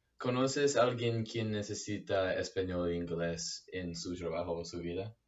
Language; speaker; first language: Spanish; non-native, learner; English